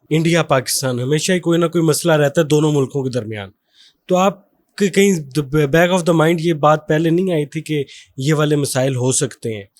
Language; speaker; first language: Urdu; native; Urdu